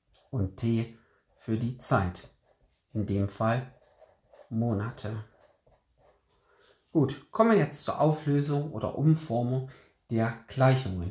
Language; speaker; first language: German; native; German